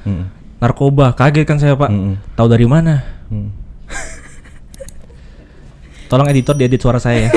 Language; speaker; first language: Indonesian; native; Indonesian